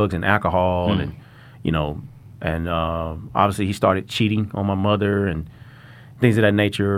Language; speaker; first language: English; native; English